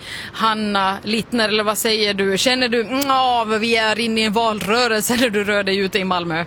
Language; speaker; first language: Swedish; native; Swedish